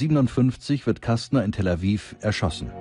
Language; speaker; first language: German; native; German